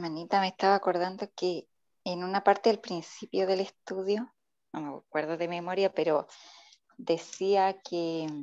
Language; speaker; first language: Spanish; native; Spanish